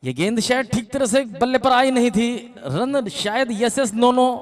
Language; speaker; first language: Hindi; non-native, local second language; Marathi